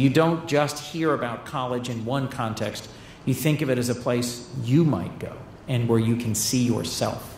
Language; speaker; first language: English; native; English